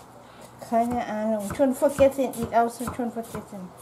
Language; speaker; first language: German; non-native, learner; Thai